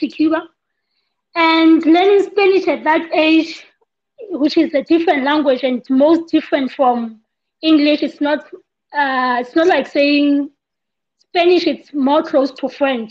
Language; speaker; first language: English; non-native, local second language; Southern Sotho